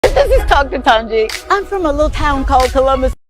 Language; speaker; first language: English; native; English